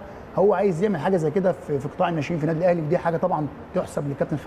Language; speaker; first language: Arabic; native; Arabic